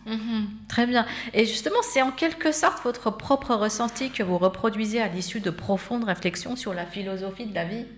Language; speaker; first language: French; native; French